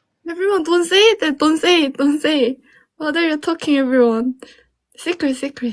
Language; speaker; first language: English; non-native, learner; Korean